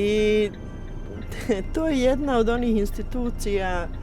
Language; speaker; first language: Bosnian; native; Bosnian